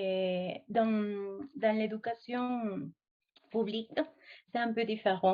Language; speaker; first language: French; non-native, fluent; Spanish